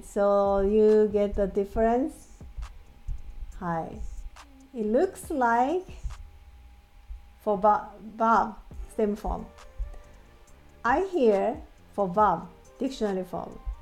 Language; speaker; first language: English; non-native, fluent; Japanese